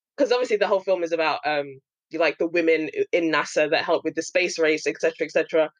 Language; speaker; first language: English; native; English